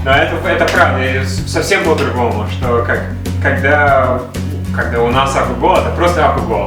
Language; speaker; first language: Russian; non-native, learner; English